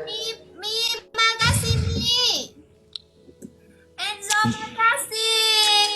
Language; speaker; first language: Indonesian; non-native, learner; Vietnamese